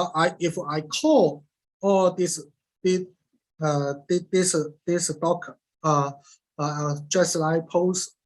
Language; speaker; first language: English; non-native, learner; Cantonese